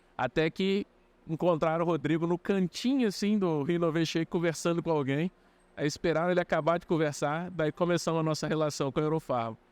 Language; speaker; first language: Portuguese; native; Portuguese